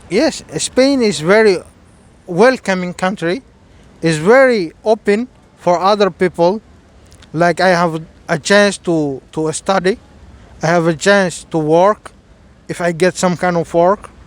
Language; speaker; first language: English; non-native, fluent; Somali